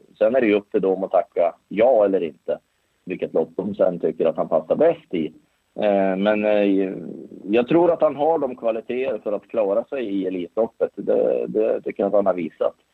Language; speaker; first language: Swedish; native; Swedish